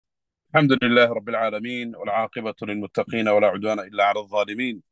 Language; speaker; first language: Arabic; non-native, local second language; Somali